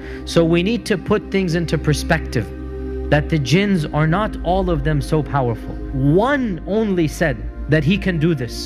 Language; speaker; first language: English; native; English